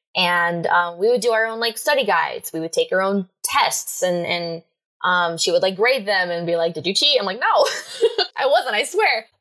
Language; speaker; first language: English; native; English